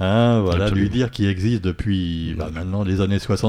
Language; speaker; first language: French; native; French